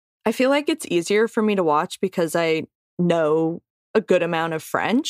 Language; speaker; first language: English; native; English